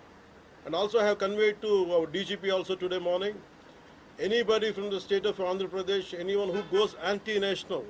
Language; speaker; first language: English; non-native, local second language; Telugu